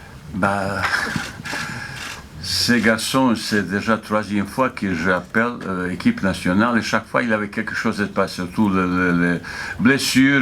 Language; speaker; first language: French; non-native, fluent; Bosnian